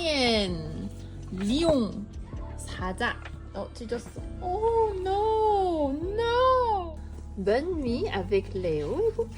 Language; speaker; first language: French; non-native, fluent; Korean